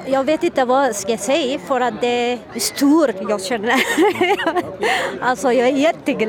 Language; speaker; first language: Swedish; non-native, learner; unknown